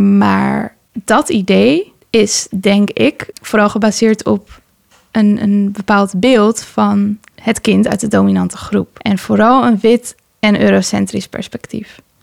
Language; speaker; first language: Dutch; early bilingual, other home language; Persian